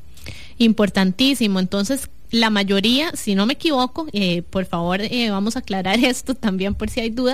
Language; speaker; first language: Spanish; native; Spanish